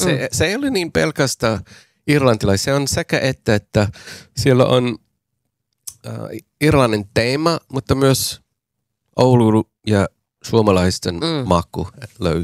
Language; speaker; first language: Finnish; non-native, fluent; English